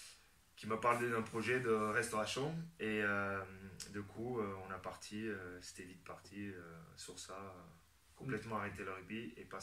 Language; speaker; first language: French; non-native, fluent; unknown